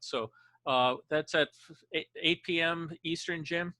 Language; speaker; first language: English; native; English